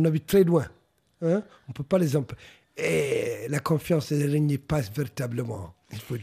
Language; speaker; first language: French; non-native, local second language; Arabic